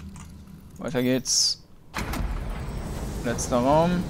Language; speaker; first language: German; native; German